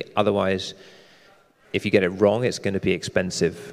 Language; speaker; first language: English; native; English